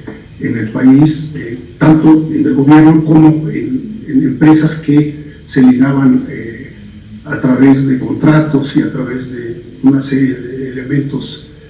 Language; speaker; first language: Spanish; native; Spanish